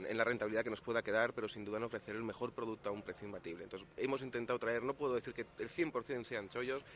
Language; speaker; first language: Spanish; native; Spanish